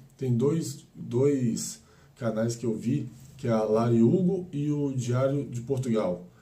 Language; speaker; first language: Portuguese; native; Portuguese